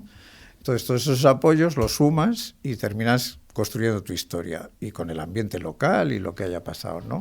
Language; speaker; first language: Spanish; native; Spanish